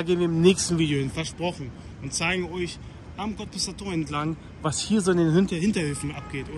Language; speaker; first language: German; native; German